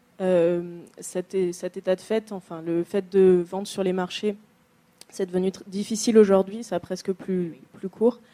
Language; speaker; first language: French; native; French